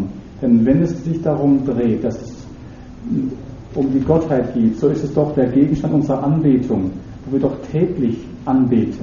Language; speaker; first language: German; native; German